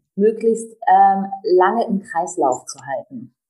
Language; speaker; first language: German; native; German